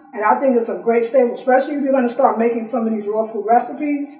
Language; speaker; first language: English; native; English